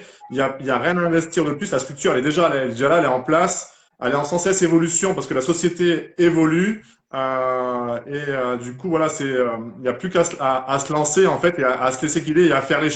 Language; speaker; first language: French; native; French